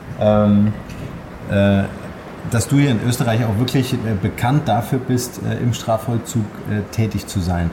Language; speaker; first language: German; native; German